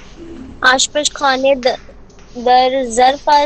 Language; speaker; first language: Persian; non-native, learner; Urdu